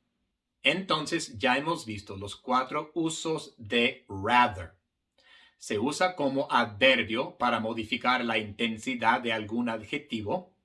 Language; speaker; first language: Spanish; non-native, fluent; English